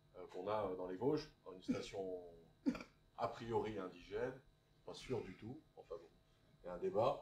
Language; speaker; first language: French; native; French